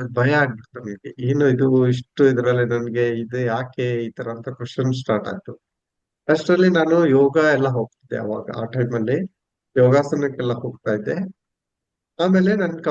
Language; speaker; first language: Kannada; native; Kannada